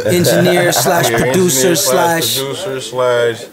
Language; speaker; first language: English; native; English